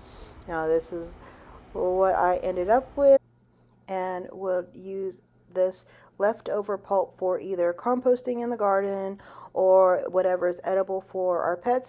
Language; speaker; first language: English; native; English